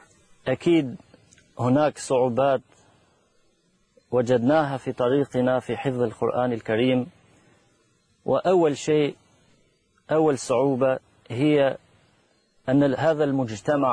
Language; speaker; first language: Arabic; non-native, fluent; Albanian